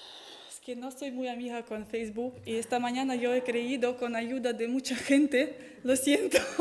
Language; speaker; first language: Spanish; non-native, fluent; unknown